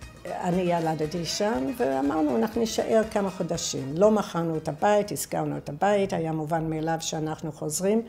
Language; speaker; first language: Hebrew; non-native, fluent; English